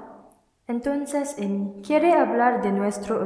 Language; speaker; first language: Spanish; non-native, learner; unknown